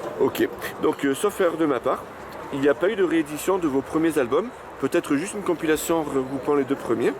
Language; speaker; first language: French; native; French